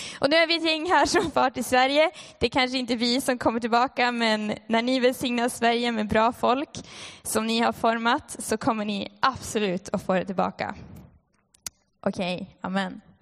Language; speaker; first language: Swedish; native; Swedish